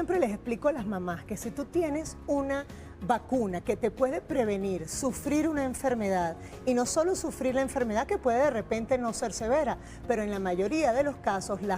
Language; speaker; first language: Spanish; native; Spanish